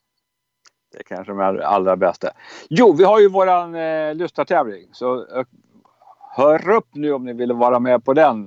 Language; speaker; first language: Swedish; native; Swedish